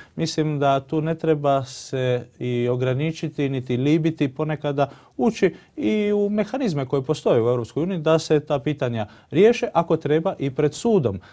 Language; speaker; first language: Croatian; early bilingual, heritage; Croatian